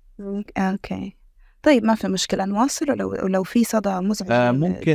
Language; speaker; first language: Arabic; native; Arabic